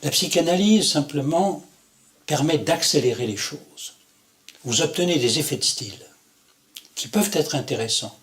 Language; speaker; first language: French; native; French